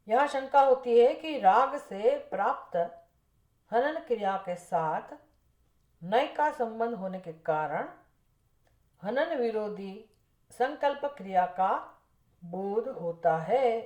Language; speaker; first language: Hindi; non-native, local second language; Gujarati